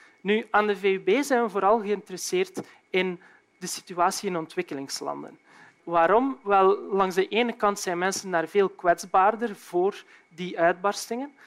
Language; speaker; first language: Dutch; native; Dutch